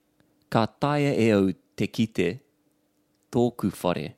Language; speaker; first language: Māori; non-native, local second language; English